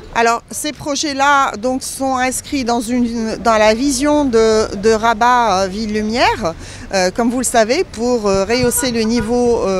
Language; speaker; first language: French; non-native, local second language; Arabic